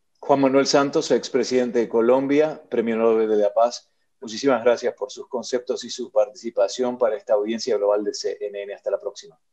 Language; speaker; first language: Spanish; native; Spanish